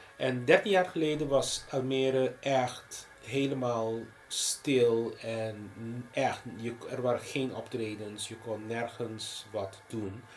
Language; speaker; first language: Dutch; non-native, local second language; Papiamento